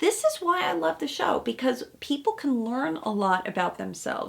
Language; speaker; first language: English; native; English